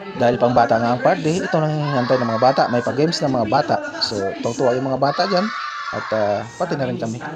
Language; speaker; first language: Filipino; non-native, local second language; Cebuano